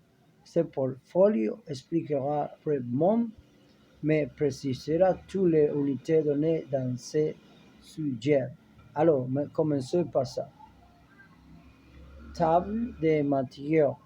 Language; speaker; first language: French; non-native, learner; Spanish